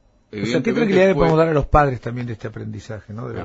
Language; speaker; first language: Spanish; native; Spanish